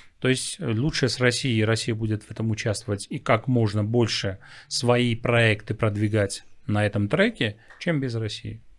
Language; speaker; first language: Russian; non-native, local second language; Armenian